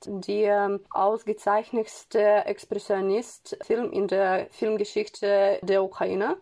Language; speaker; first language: German; non-native, fluent; Ukrainian